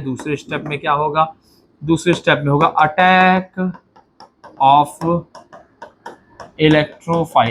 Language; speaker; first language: Hindi; native; Hindi